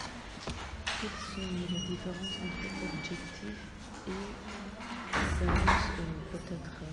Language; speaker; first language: French; non-native, learner; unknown